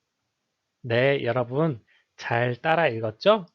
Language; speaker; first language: Korean; native; Korean